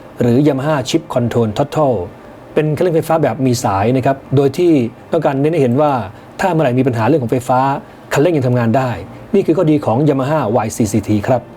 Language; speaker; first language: Thai; native; Thai